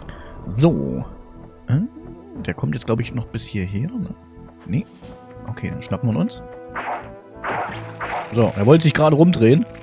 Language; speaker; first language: German; native; German